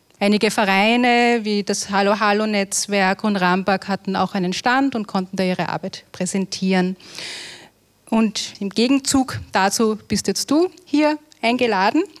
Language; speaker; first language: German; early bilingual, other home language; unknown